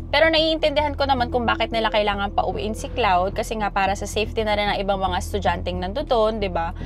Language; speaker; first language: Filipino; native; Filipino